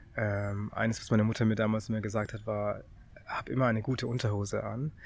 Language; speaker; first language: German; early bilingual, other home language; Tamil